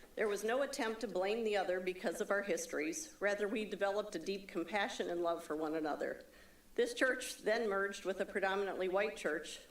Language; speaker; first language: English; native; English